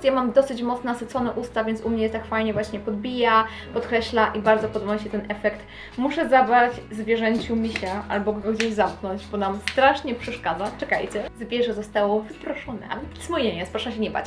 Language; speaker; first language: Polish; native; Polish